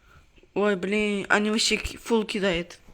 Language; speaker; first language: Russian; non-native, local second language; Uzbek